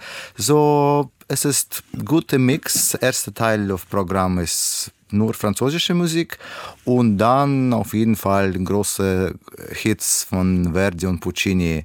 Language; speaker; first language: German; non-native, learner; Russian